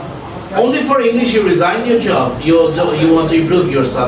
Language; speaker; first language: English; non-native, fluent; Bangla